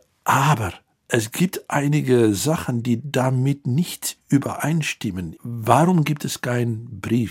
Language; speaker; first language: German; non-native, fluent; Dutch